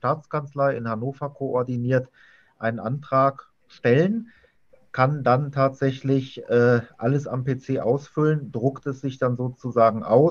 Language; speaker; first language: German; native; German